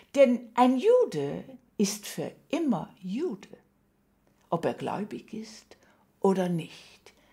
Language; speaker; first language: German; early bilingual, heritage; German